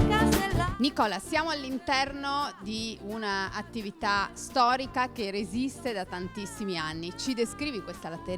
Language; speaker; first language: Italian; native; Italian